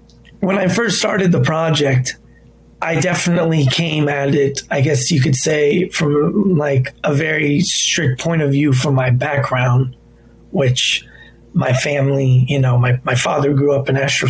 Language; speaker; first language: English; native; English